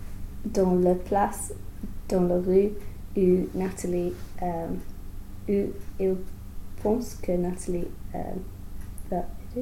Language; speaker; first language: French; non-native, learner; English